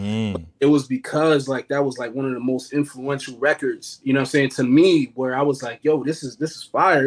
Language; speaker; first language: English; native; English